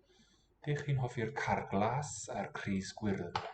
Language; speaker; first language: Welsh; non-native, learner; English